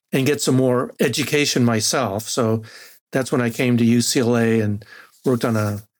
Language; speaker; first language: English; non-native, fluent; Spanish